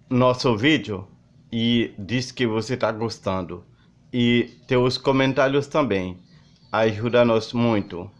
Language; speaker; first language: Portuguese; non-native, learner; Haitian Creole